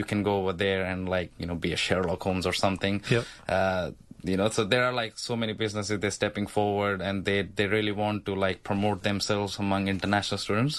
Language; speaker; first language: English; non-native, local second language; Punjabi